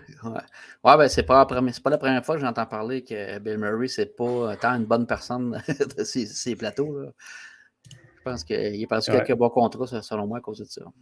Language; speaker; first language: French; native; French